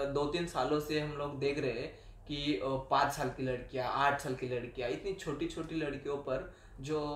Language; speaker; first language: Hindi; non-native, local second language; Marathi